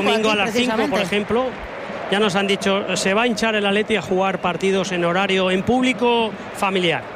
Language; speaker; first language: Spanish; native; Spanish